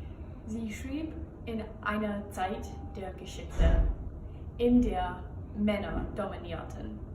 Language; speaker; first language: German; non-native, learner; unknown